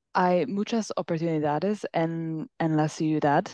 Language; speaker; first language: Spanish; non-native, learner; English